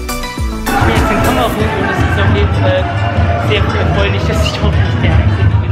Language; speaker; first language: German; native; German